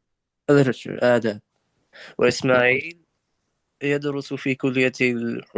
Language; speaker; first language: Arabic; non-native, learner; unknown